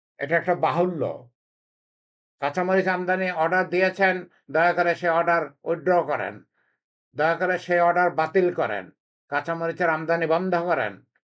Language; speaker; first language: Bangla; native; Bangla